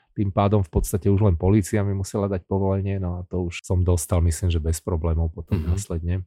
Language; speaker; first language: Slovak; native; Slovak